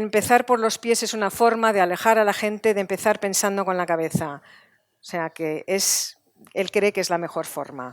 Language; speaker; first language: Spanish; native; Spanish